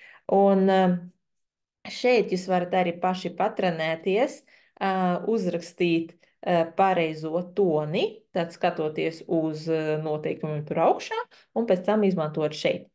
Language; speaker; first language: Latvian; non-native, fluent; Chinese